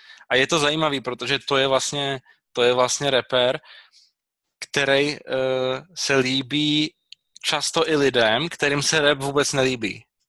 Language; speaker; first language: Czech; native; Czech